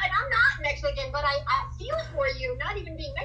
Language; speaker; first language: English; early bilingual, other home language; Spanish